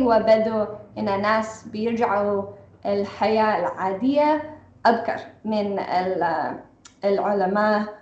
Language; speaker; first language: Arabic; non-native, fluent; English